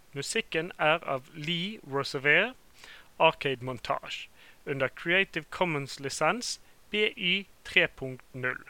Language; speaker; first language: Norwegian; native; Norwegian